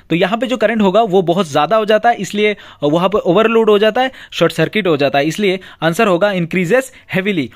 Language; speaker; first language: Hindi; non-native, local second language; Bangla